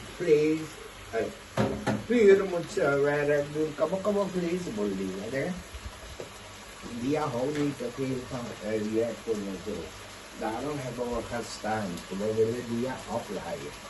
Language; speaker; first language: Dutch; non-native, local second language; Caribbean Hindustani